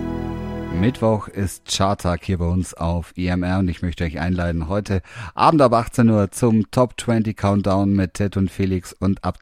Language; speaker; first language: German; native; German